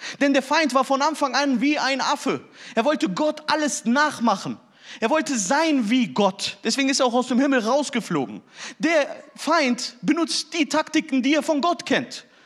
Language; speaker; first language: German; early bilingual, other home language; Turkish